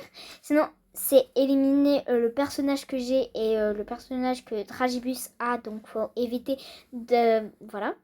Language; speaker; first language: French; native; French